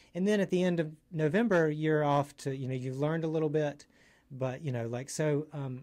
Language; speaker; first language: English; native; English